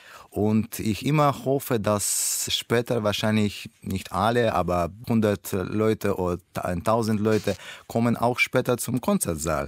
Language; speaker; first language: German; non-native, learner; Russian